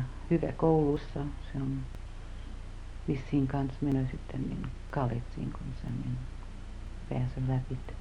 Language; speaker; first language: Finnish; early bilingual, heritage; Finnish